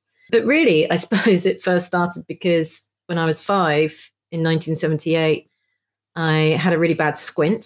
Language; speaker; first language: English; native; English